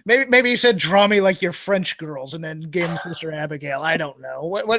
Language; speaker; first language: English; native; English